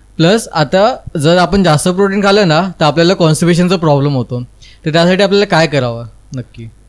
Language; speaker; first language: Marathi; native; Marathi